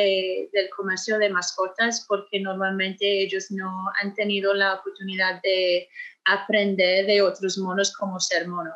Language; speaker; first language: Spanish; non-native, fluent; English